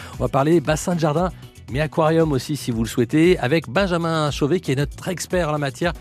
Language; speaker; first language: French; native; French